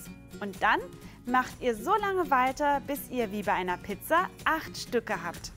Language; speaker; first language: German; native; German